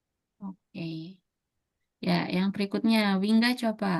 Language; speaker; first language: Indonesian; native; Indonesian